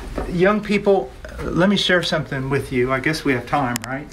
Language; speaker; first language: English; native; English